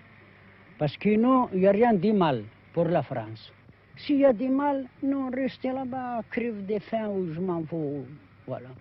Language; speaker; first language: French; non-native, learner; Arabic